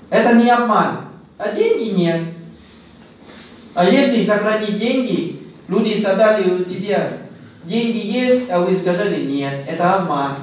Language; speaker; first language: Russian; non-native, learner; Thai